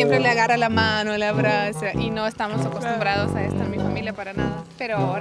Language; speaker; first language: Spanish; non-native, fluent; Lithuanian